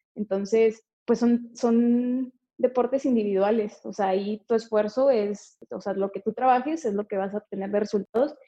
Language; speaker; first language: Spanish; native; Spanish